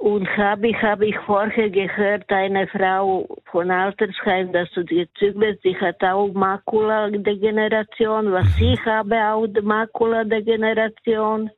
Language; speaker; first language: German; non-native, learner; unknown